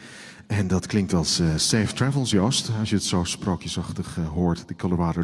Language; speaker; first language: Dutch; native; Dutch